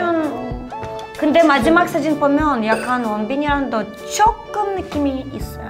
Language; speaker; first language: Korean; non-native, fluent; Ukrainian